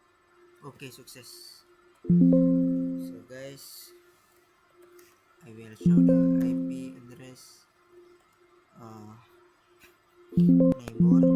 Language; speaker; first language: English; non-native, learner; Indonesian